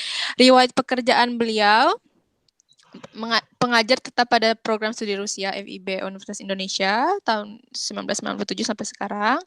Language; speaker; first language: Indonesian; native; Indonesian